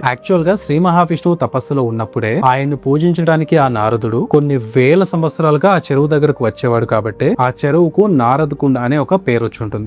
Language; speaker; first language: Telugu; native; Telugu